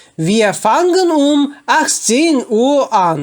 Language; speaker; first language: German; non-native, fluent; Turkish